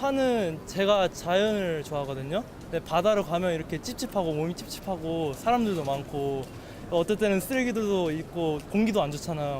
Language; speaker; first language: Korean; early bilingual, heritage; Korean